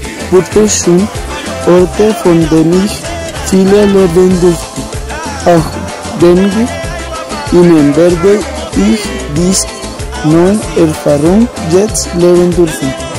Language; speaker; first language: German; non-native, learner; Spanish